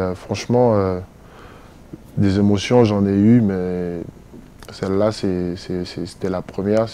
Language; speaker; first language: French; native; French